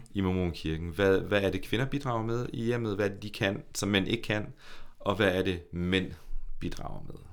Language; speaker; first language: Danish; native; Danish